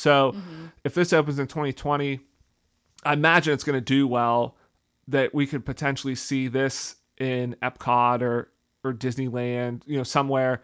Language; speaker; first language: English; native; English